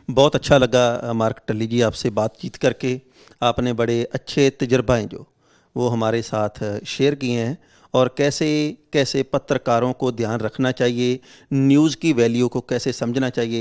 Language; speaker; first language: Hindi; non-native, local second language; Punjabi